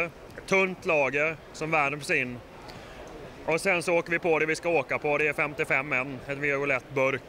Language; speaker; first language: Swedish; native; Swedish